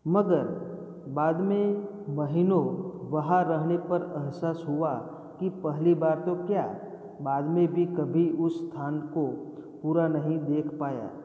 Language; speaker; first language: Hindi; non-native, local second language; Gujarati